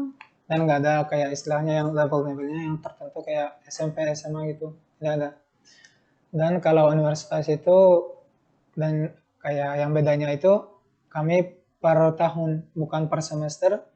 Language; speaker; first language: Indonesian; non-native, fluent; Turkmen